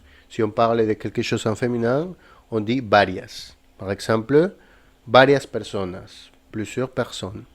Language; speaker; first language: French; non-native, fluent; Spanish